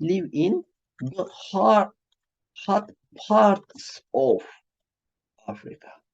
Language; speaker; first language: English; non-native, fluent; Turkish